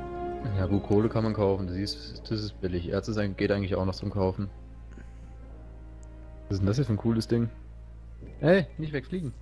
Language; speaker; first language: German; native; German